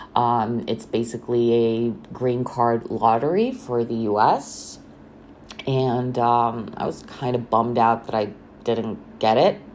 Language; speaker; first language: English; non-native, fluent; Romanian